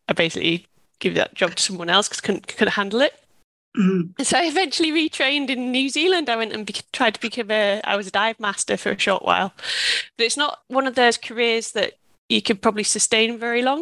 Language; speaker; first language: English; native; English